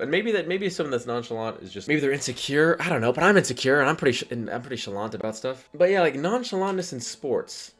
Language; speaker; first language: English; native; English